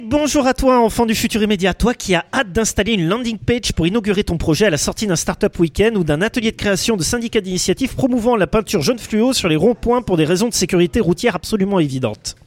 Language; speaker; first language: French; native; French